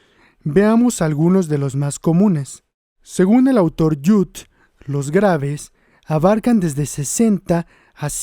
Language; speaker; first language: Spanish; native; Spanish